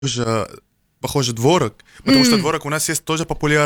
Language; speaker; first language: Russian; non-native, learner; Arabic